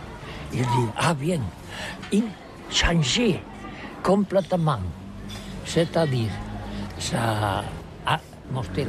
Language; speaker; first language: French; non-native, learner; Catalan